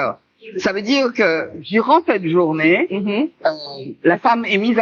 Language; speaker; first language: French; native; French